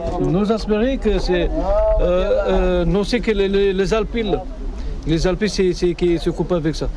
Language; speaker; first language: French; non-native, learner; Romanian